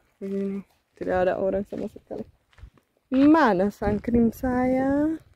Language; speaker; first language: Indonesian; non-native, fluent; Czech